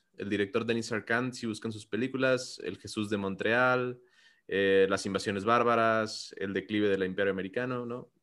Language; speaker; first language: Spanish; native; Spanish